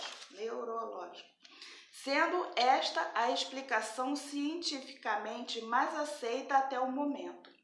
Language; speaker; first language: Portuguese; native; Portuguese